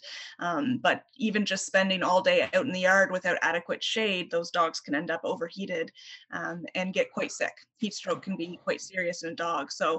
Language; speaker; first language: English; native; English